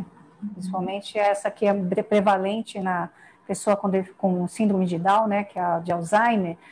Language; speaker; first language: Portuguese; native; Portuguese